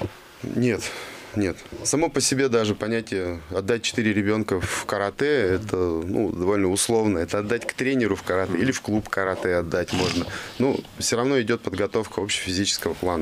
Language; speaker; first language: Russian; native; Russian